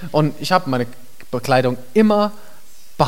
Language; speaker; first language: German; native; German